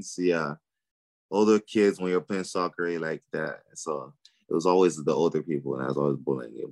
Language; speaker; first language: English; non-native, local second language; Igbo